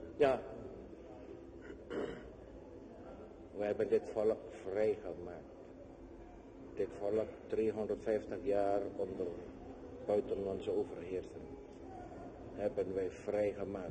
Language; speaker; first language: Dutch; non-native, fluent; Indonesian